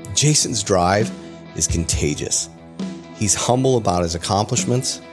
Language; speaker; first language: English; native; English